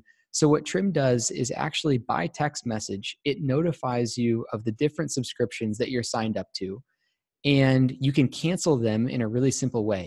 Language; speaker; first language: English; native; English